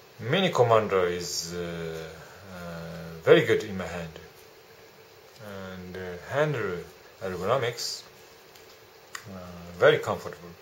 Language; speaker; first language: English; non-native, learner; Japanese